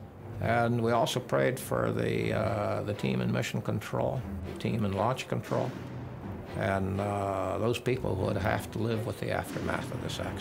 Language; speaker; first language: English; native; English